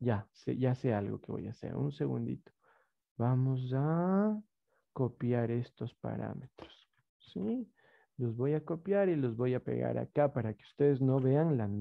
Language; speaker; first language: Spanish; native; Spanish